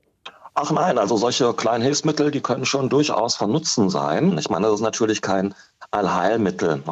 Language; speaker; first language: German; native; German